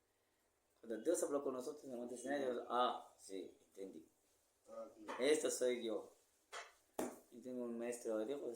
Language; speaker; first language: Spanish; non-native, fluent; Portuguese